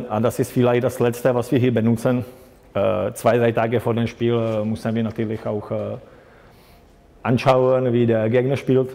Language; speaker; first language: German; non-native, fluent; Czech